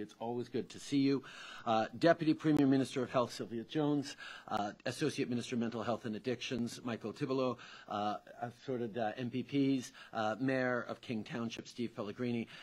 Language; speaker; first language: English; early bilingual, other home language; French